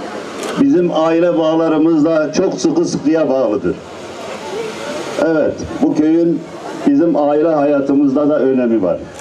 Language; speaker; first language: Turkish; native; Turkish